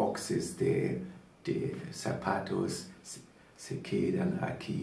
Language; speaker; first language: Spanish; non-native, learner; German